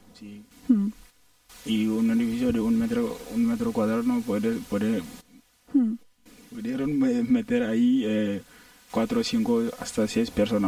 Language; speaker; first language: Spanish; non-native, learner; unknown